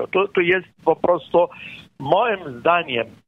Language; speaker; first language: Polish; non-native, fluent; Arabic